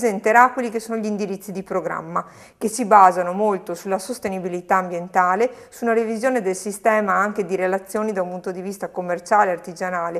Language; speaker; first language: Italian; native; Italian